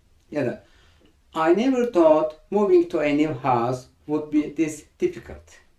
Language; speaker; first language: English; non-native, fluent; Turkish